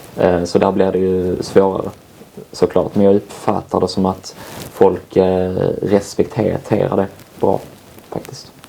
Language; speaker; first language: Swedish; native; Swedish